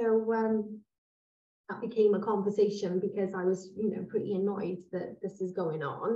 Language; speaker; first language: English; native; English